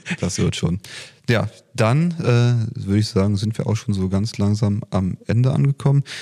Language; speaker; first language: German; native; German